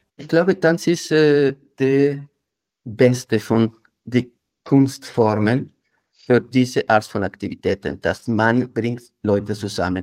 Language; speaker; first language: German; non-native, fluent; Spanish